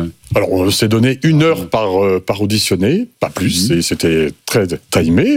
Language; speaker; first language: French; native; French